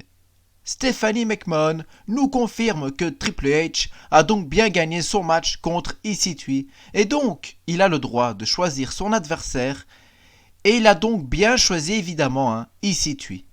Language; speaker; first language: French; native; French